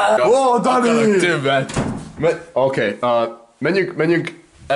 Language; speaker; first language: Hungarian; early bilingual, heritage; Hungarian